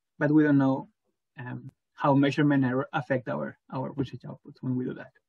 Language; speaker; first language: English; non-native, fluent; Spanish